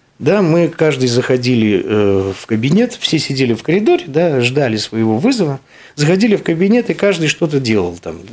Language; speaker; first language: Russian; native; Russian